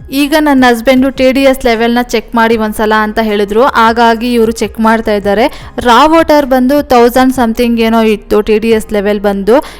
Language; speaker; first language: Kannada; non-native, local second language; Telugu